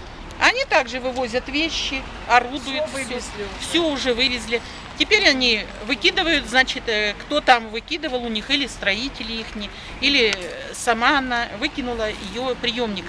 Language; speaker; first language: Russian; native; Russian